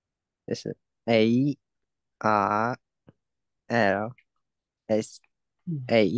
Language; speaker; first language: English; non-native, learner; Chinese